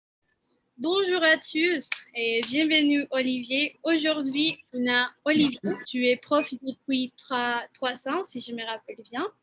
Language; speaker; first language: French; non-native, fluent; Spanish